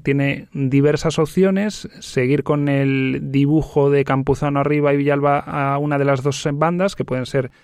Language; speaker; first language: Spanish; native; Spanish